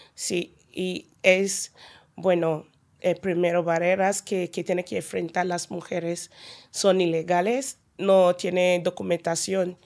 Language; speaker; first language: Spanish; non-native, learner; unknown